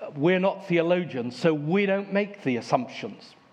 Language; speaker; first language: English; native; English